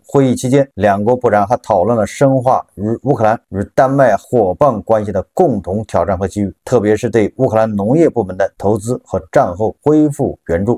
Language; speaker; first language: Chinese; native; Chinese